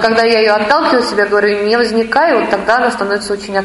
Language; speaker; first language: Russian; native; Russian